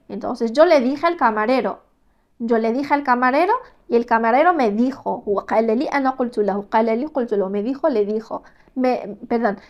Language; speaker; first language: Spanish; non-native, fluent; Arabic